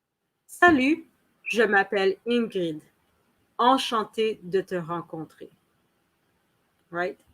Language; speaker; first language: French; non-native, learner; English